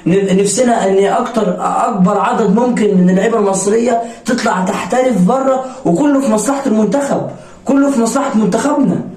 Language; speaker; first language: Arabic; native; Arabic